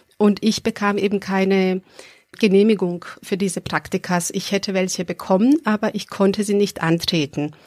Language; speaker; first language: German; early bilingual, other home language; Serbian